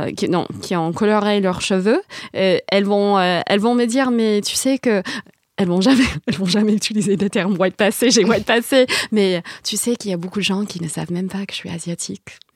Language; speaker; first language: French; non-native, fluent; English